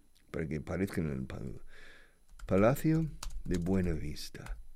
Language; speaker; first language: Spanish; non-native, fluent; English